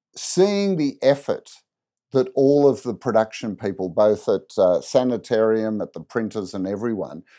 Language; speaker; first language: English; native; English